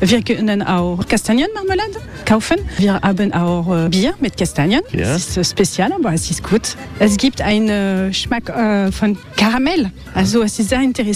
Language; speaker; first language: German; non-native, learner; French